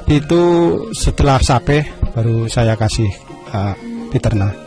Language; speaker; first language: Indonesian; non-native, local second language; Javanese